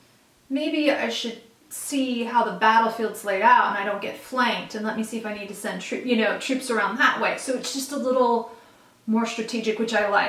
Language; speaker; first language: English; native; English